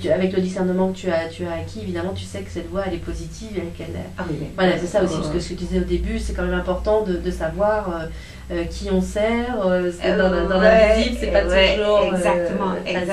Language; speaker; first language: French; native; French